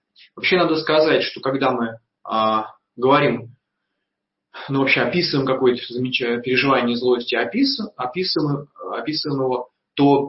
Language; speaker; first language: Russian; native; Russian